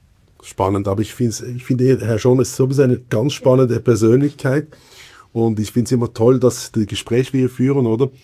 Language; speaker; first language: German; native; German